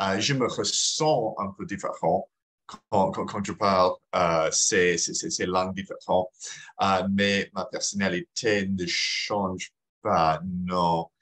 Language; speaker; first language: French; non-native, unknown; English